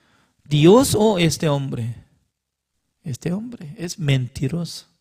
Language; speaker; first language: Spanish; non-native, learner; Korean